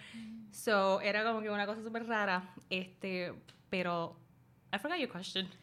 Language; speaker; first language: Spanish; early bilingual, other home language; Chinese